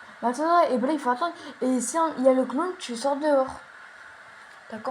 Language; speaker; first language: French; native; French